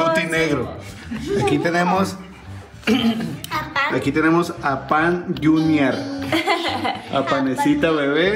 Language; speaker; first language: Spanish; native; Spanish